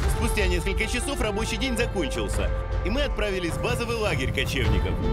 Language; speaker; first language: Russian; native; Russian